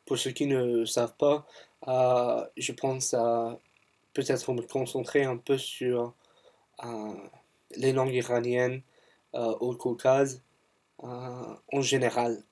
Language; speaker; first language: French; non-native, fluent; English